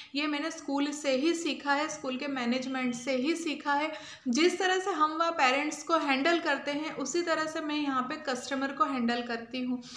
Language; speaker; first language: Hindi; non-native, local second language; Gujarati